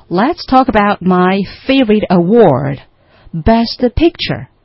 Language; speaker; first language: English; non-native, fluent; Chinese